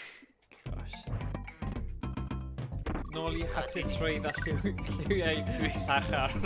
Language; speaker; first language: Welsh; native; Welsh